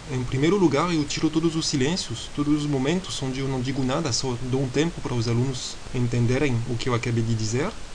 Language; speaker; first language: Portuguese; non-native, fluent; French